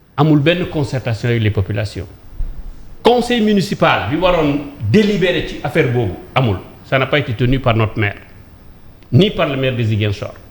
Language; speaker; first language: Wolof; non-native, local second language; Jola-Fonyi